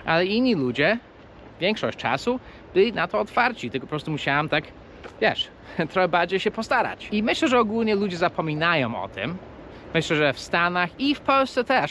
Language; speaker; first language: Polish; non-native, fluent; English